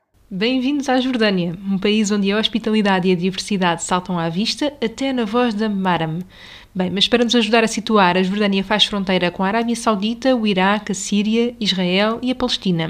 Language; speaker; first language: Portuguese; native; Portuguese